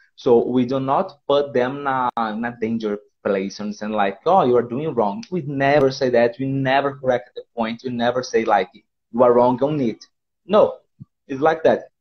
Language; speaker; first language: English; non-native, fluent; Portuguese